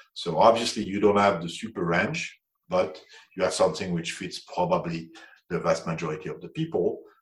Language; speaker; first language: English; non-native, fluent; French